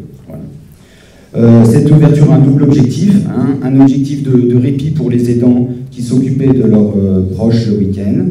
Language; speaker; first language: French; native; French